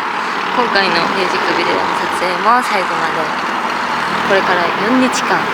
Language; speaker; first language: Japanese; native; Japanese